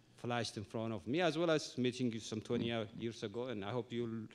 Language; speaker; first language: English; non-native, fluent; Oromo